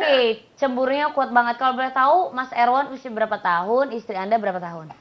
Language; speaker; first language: Indonesian; native; Indonesian